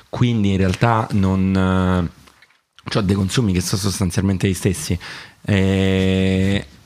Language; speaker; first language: Italian; native; Italian